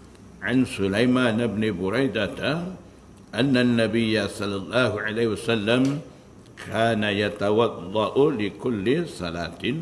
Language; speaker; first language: Arabic; non-native, fluent; Malay